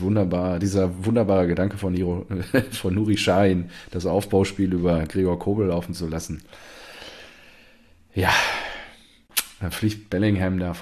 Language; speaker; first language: German; native; German